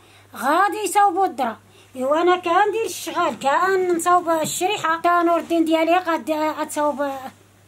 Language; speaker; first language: Arabic; non-native, local second language; Central Atlas Tamazight